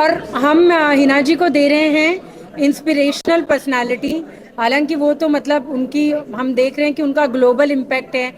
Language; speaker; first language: Hindi; native; Hindi